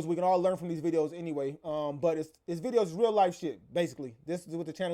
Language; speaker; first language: English; native; English